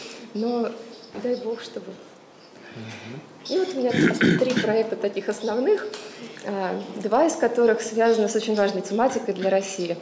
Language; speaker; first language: Russian; native; Russian